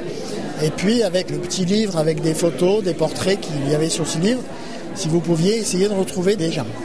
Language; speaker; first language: French; native; French